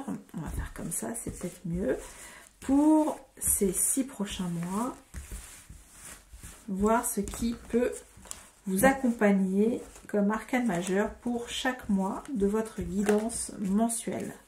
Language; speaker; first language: French; native; French